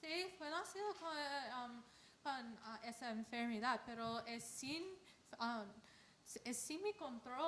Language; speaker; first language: Spanish; non-native, learner; English